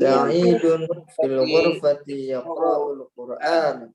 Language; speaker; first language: Arabic; non-native, learner; Indonesian